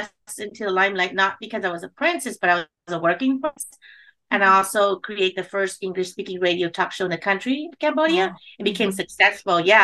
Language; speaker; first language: English; early bilingual, other home language; Khmer